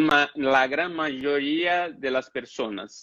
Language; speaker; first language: Spanish; non-native, fluent; Portuguese